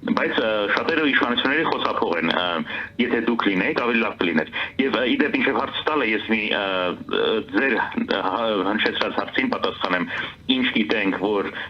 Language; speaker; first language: Armenian; early bilingual, heritage; Armenian